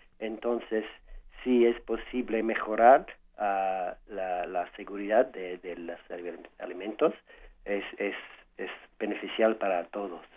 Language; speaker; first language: Spanish; non-native, learner; English